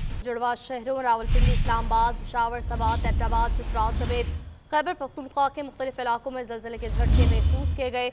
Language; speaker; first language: Urdu; native; Urdu